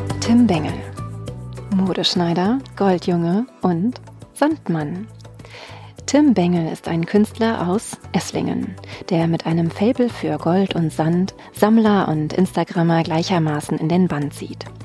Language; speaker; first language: German; native; German